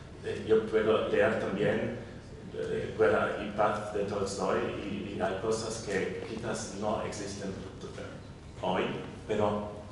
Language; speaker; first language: Spanish; non-native, learner; German